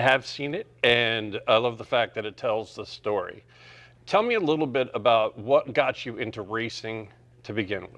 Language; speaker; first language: English; native; English